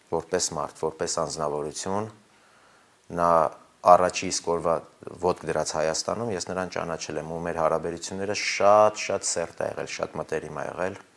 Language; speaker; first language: Armenian; native; Armenian